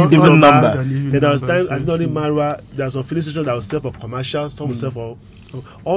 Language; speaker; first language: English; non-native, local second language; Yoruba